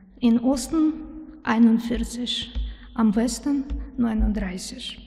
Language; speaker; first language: German; non-native, learner; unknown